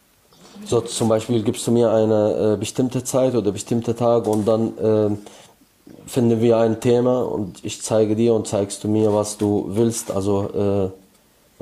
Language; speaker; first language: German; non-native, learner; Arabic